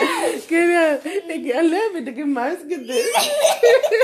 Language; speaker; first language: Dutch; non-native, learner; French